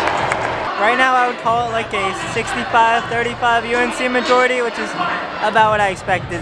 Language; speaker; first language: English; native; English